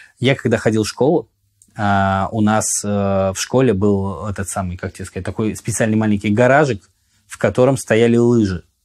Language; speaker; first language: Russian; native; Russian